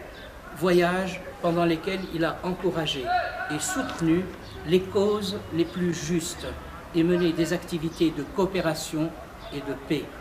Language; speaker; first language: French; non-native, local second language; Arabic